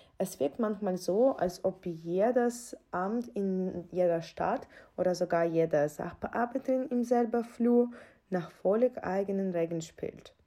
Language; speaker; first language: German; non-native, fluent; Ukrainian